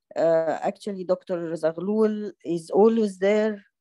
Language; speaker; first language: English; non-native, fluent; Arabic